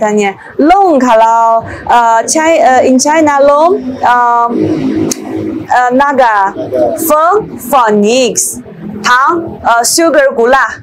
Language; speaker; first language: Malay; non-native, learner; Chinese